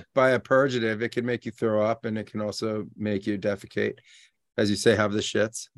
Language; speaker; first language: English; native; English